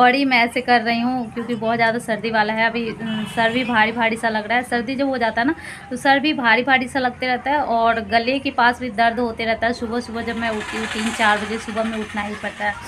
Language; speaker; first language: Hindi; native; Hindi